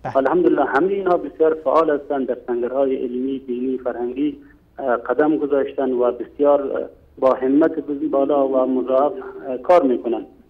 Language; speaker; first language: Persian; native; Persian